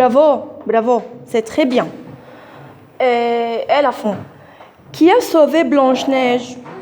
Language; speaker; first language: French; non-native, fluent; Arabic